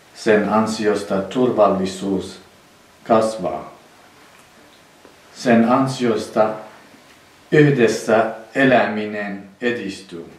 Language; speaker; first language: Finnish; non-native, fluent; Central Kurdish